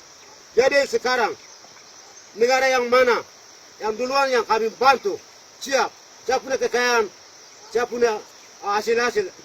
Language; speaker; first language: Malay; non-native, local second language; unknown